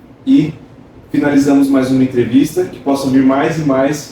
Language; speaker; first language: Portuguese; native; Portuguese